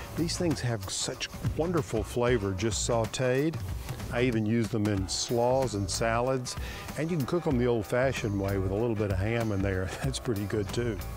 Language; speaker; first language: English; native; English